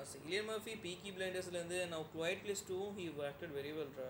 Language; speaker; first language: English; non-native, local second language; Tamil